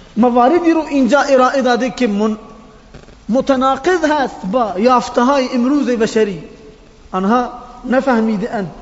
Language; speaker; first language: Persian; non-native, local second language; Baluchi